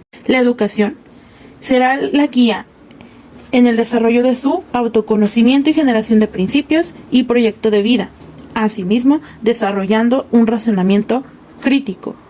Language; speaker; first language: Spanish; native; Spanish